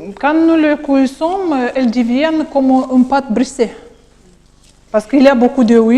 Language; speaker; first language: French; non-native, learner; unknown